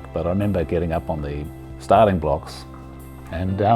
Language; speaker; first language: English; native; English